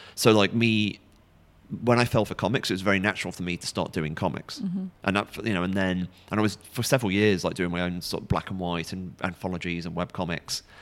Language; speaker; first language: English; native; English